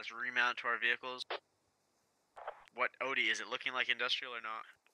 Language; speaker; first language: English; native; English